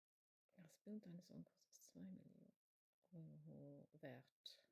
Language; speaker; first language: German; non-native, learner; English